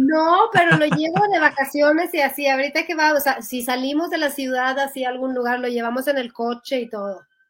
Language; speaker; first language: Spanish; non-native, fluent; Swedish